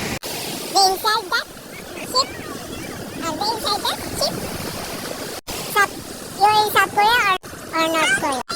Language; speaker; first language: English; non-native, local second language; Filipino